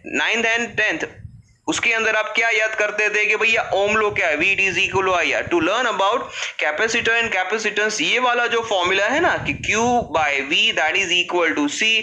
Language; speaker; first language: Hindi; non-native, local second language; Gujarati